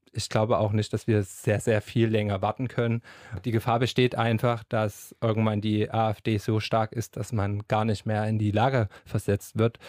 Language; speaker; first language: German; native; German